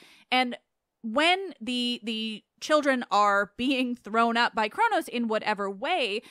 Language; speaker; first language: English; native; English